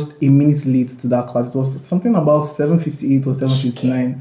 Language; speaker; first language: English; non-native, local second language; Ibibio